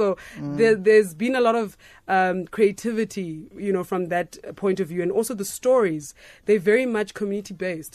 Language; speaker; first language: English; non-native, local second language; Xhosa